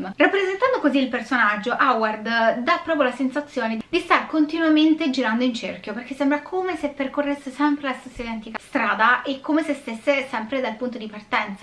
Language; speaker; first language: Italian; native; Italian